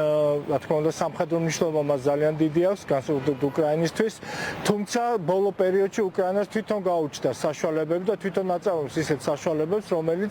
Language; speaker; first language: Georgian; native; Georgian